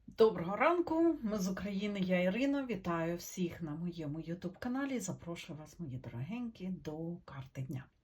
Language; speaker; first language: Ukrainian; non-native, local second language; Russian